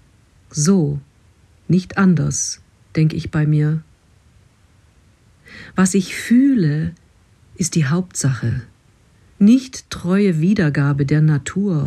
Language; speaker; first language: German; non-native, fluent; English